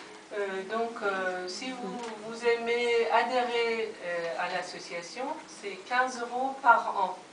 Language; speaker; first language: French; non-native, fluent; Persian